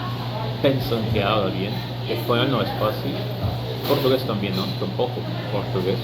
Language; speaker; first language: Spanish; non-native, fluent; Portuguese